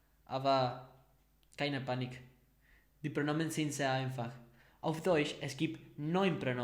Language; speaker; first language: German; non-native, learner; Spanish